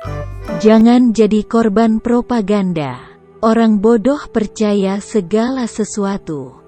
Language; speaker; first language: Indonesian; native; Indonesian